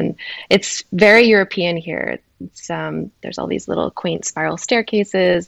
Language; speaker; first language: English; native; English